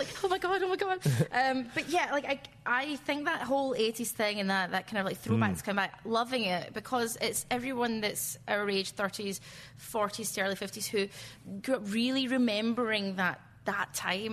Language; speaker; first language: English; native; English